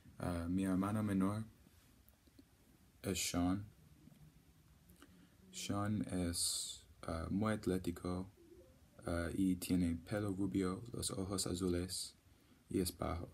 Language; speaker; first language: Spanish; non-native, learner; English